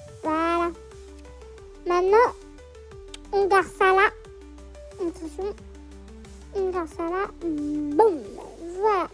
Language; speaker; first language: French; native; French